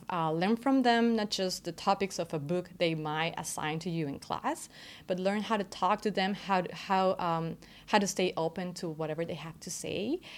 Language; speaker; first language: English; non-native, fluent; Spanish